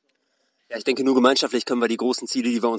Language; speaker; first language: German; native; German